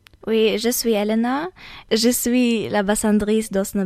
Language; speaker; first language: French; non-native, learner; German